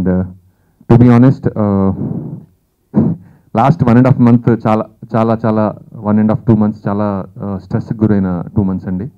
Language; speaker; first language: Telugu; native; Telugu